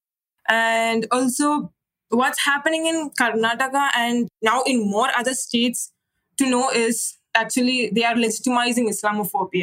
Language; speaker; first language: English; non-native, local second language; Malayalam